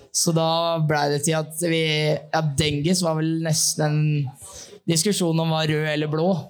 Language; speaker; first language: Norwegian; native; Norwegian